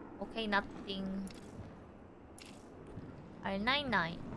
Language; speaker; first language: English; non-native, learner; Korean